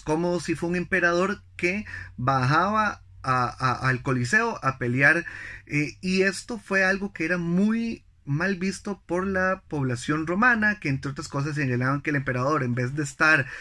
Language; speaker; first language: Spanish; native; Spanish